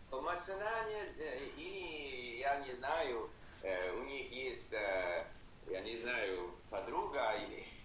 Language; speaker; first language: Russian; non-native, learner; English